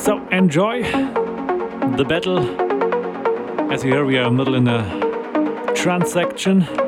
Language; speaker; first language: English; non-native, fluent; German